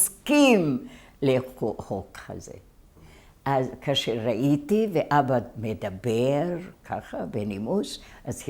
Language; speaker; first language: Hebrew; non-native, fluent; Hungarian